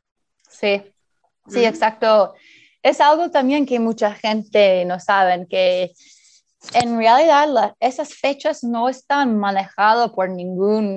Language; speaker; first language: Spanish; early bilingual, heritage; Spanish